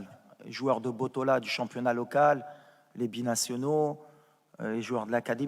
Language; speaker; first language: French; native; French